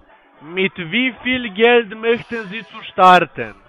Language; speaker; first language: German; non-native, learner; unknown